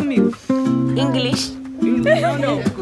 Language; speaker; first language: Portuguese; non-native, learner; English